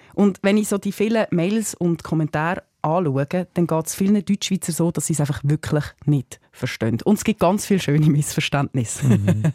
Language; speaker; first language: German; native; German